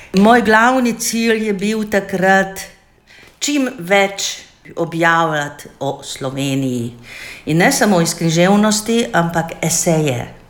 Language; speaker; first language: Slovenian; non-native, fluent; Hungarian